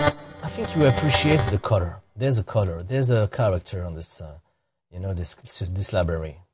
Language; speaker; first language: English; non-native, fluent; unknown